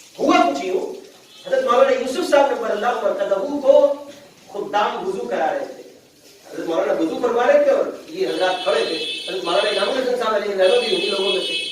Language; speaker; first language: Urdu; native; Urdu